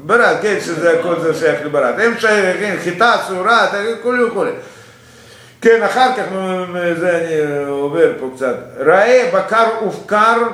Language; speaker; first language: Hebrew; non-native, fluent; Russian